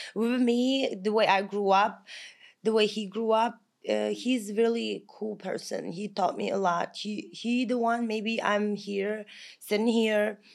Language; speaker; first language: English; non-native, fluent; Kazakh